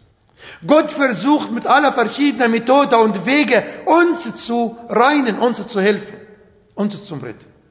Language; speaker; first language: German; non-native, fluent; Arabic